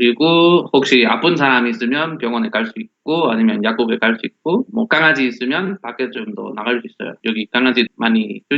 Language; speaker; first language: Korean; non-native, learner; Spanish